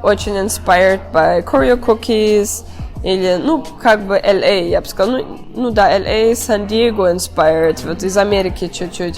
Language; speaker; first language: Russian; early bilingual, heritage; Russian